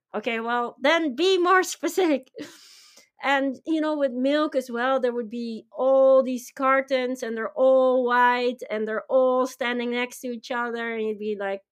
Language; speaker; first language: English; non-native, fluent; Dutch